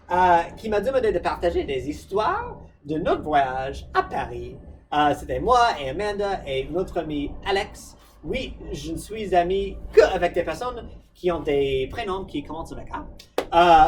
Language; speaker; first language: French; non-native, fluent; English